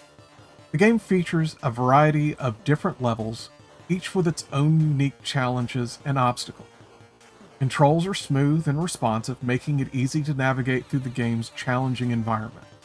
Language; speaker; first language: English; native; English